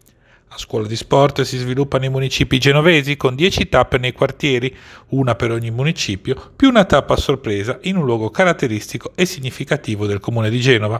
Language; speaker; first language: Italian; native; Italian